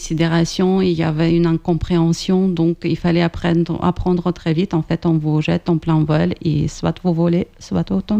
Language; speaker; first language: French; non-native, fluent; Ukrainian